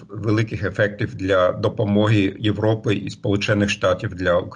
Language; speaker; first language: Ukrainian; non-native, fluent; German